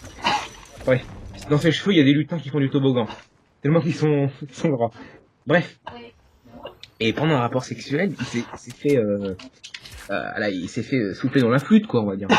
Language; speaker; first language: French; native; French